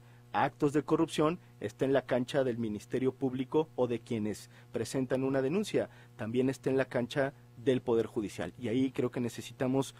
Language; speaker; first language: Spanish; native; Spanish